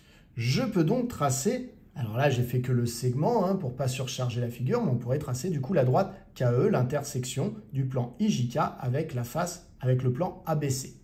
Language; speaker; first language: French; native; French